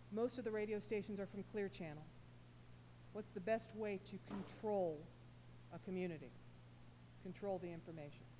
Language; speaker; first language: English; native; English